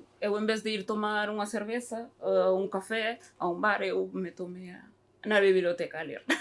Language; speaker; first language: Galician; native; Galician